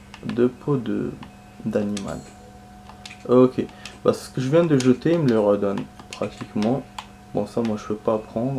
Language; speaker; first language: French; native; French